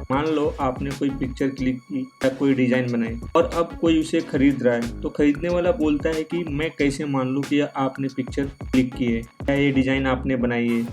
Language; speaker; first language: Hindi; native; Hindi